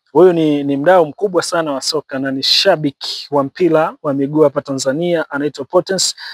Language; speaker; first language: Swahili; native; Swahili